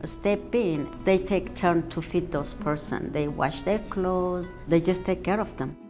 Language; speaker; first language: English; non-native, fluent; Amharic